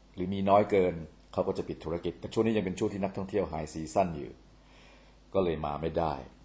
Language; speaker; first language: Thai; native; Thai